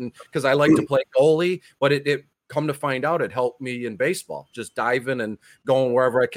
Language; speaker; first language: English; native; English